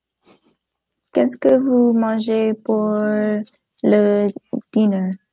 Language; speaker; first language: French; non-native, learner; English